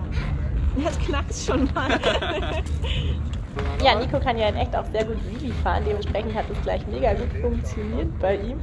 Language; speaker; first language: German; native; German